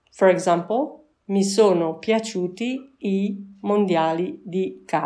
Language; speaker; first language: Italian; non-native, fluent; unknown